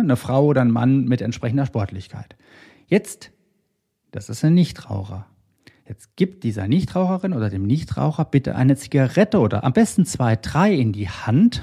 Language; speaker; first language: German; native; German